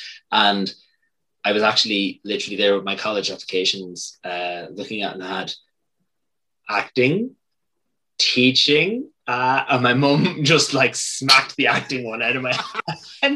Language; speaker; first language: English; native; English